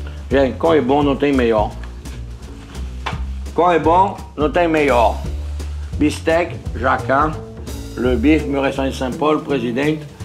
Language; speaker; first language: Portuguese; non-native, fluent; French